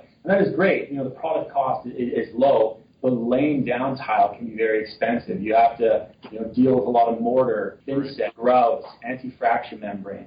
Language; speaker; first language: English; native; English